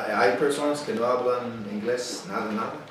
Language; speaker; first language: Spanish; non-native, learner; English